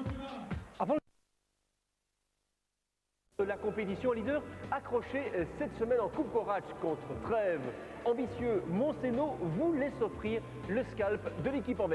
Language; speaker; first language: French; native; French